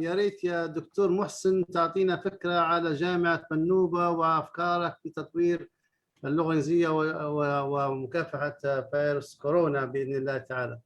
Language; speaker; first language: Arabic; native; Arabic